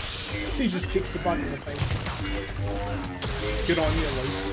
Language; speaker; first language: English; native; English